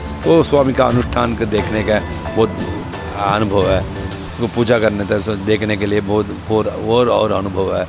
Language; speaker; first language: Hindi; non-native, local second language; Tamil